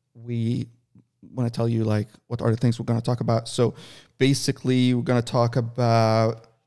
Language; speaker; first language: English; non-native, fluent; Arabic